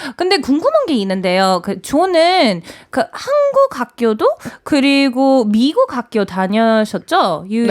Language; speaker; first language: Korean; non-native, fluent; English